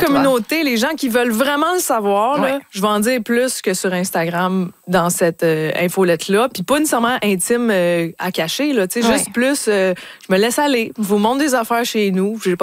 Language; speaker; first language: French; native; French